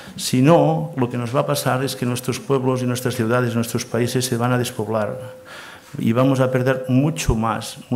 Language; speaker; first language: Spanish; non-native, local second language; Catalan